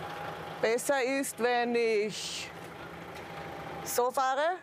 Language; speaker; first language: German; native; German